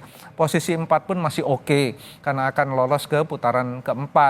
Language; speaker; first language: Indonesian; native; Indonesian